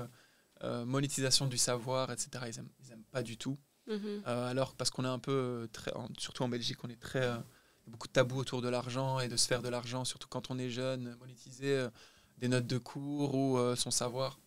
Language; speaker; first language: French; native; French